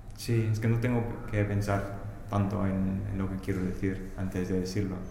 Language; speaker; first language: Spanish; non-native, learner; English